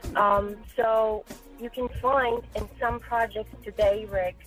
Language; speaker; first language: English; non-native, fluent; Portuguese